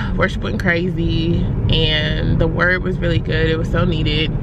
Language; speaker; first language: English; native; English